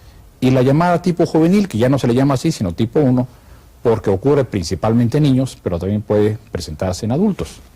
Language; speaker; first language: Spanish; native; Spanish